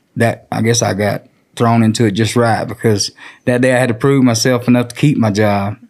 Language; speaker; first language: English; native; English